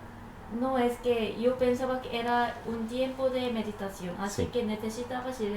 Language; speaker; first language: Spanish; non-native, learner; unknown